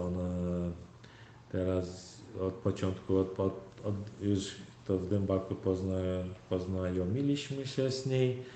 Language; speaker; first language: Polish; non-native, learner; Turkmen